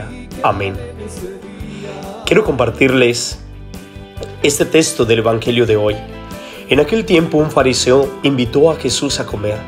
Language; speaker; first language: Spanish; native; Spanish